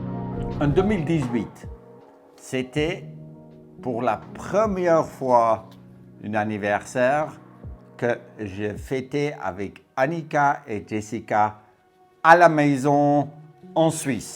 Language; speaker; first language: French; non-native, fluent; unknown